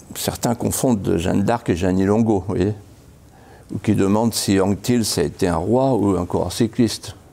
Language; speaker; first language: French; native; French